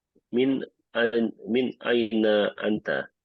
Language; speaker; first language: Arabic; non-native, learner; Indonesian